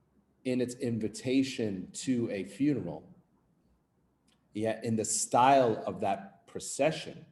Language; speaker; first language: English; native; English